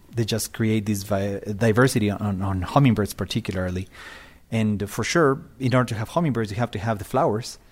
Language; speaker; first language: English; non-native, fluent; Spanish